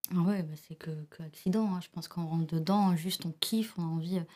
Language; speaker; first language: French; early bilingual, other home language; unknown